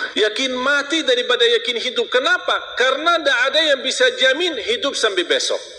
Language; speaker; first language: Malay; non-native, fluent; Arabic